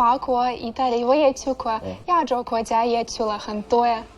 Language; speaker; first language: Chinese; non-native, fluent; Russian